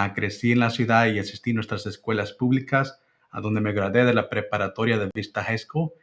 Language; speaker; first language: Spanish; early bilingual, heritage; Spanish